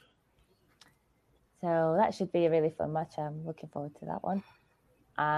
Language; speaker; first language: English; native; English